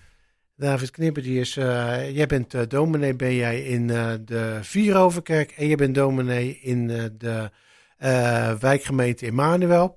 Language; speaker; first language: Dutch; native; Dutch